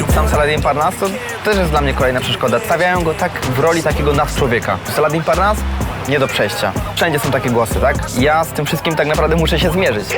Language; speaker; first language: Polish; native; Polish